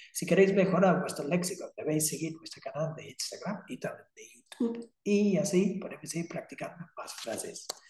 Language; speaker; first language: Spanish; non-native, fluent; English